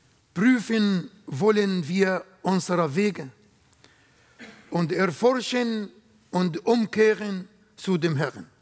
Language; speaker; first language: German; non-native, learner; Arabic